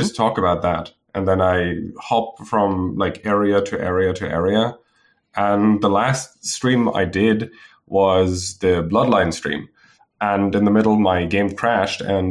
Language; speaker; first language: English; non-native, fluent; German